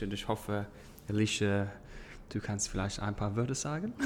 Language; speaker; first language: German; non-native, learner; English